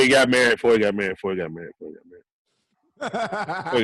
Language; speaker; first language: English; native; English